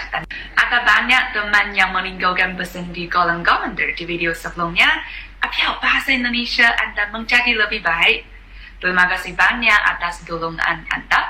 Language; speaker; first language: Indonesian; non-native, fluent; Chinese